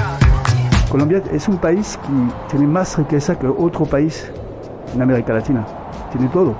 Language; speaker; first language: Spanish; non-native, fluent; French